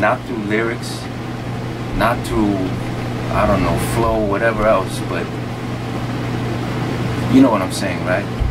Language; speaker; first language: English; native; English